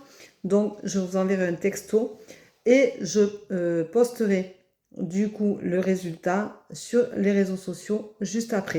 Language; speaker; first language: French; native; French